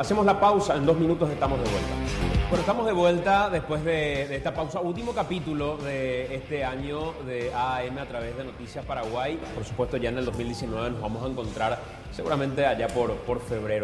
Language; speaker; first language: Spanish; native; Spanish